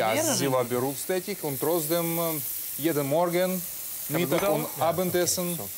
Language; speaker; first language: German; non-native, learner; Russian